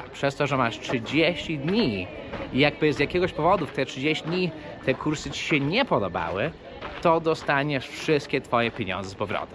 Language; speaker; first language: Polish; non-native, fluent; English